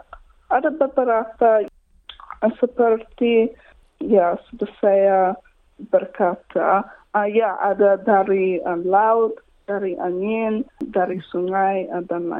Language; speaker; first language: Indonesian; non-native, learner; English